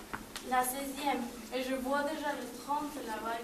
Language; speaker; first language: French; non-native, learner; Spanish